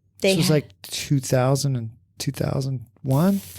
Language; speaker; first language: English; native; English